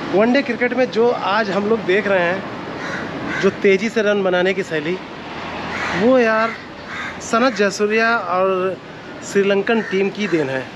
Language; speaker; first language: Hindi; native; Hindi